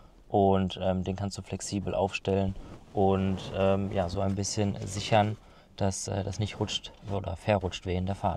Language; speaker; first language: German; native; German